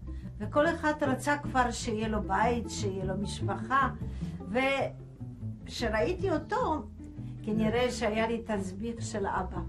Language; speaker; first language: Hebrew; non-native, fluent; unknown